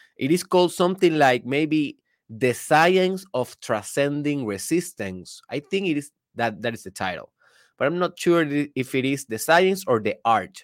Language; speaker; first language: English; non-native, fluent; Spanish